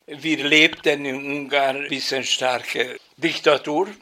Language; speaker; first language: German; non-native, fluent; Hungarian